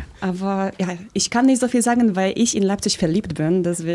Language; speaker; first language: German; early bilingual, other home language; Polish